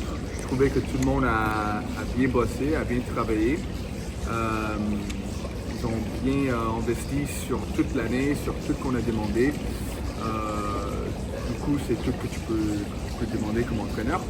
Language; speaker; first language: French; non-native, fluent; English